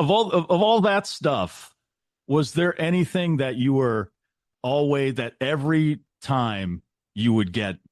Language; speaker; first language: English; native; English